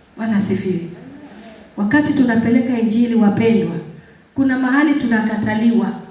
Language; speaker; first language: Swahili; non-native, local second language; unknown